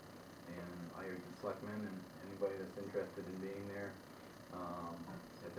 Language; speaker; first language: English; native; English